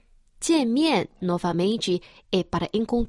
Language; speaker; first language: Portuguese; non-native, fluent; Chinese